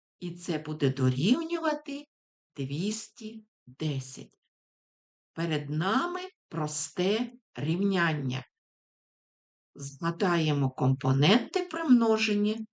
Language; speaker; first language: Ukrainian; native; Ukrainian